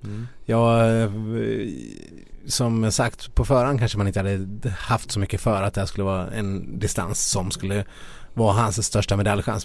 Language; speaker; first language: Swedish; native; Swedish